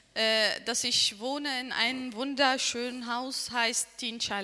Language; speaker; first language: German; non-native, learner; Arabic